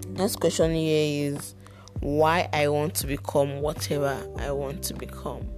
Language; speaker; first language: English; non-native, local second language; Yoruba